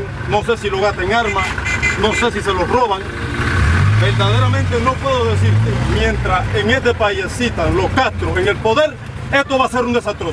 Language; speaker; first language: Spanish; native; Spanish